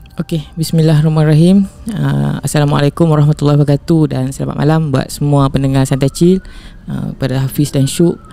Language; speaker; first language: Malay; native; Malay